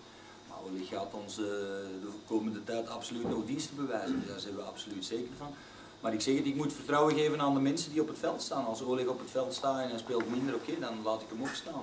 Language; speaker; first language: Dutch; native; Dutch